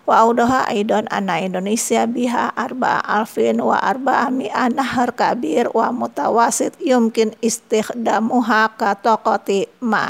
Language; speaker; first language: Arabic; non-native, fluent; Indonesian